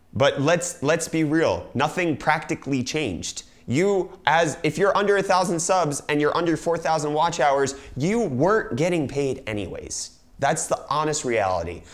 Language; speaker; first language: English; native; English